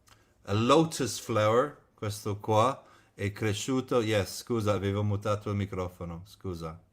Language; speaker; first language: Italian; non-native, fluent; English